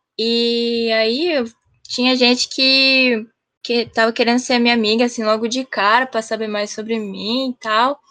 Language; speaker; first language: Portuguese; early bilingual, heritage; Japanese